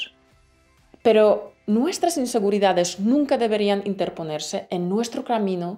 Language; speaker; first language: Spanish; native; Spanish